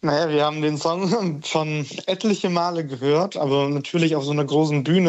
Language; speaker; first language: German; native; German